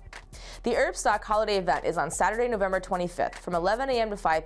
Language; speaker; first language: English; native; English